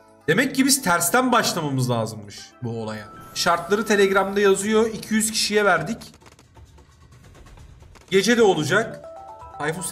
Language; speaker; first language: Turkish; native; Turkish